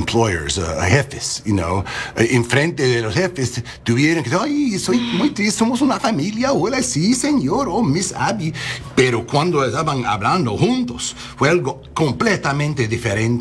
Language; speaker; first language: Spanish; non-native, learner; English